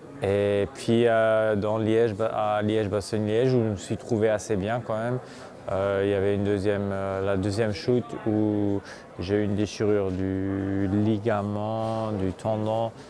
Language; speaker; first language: French; non-native, local second language; Luxembourgish